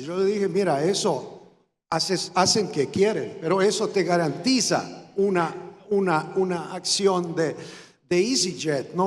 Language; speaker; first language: Spanish; non-native, fluent; Croatian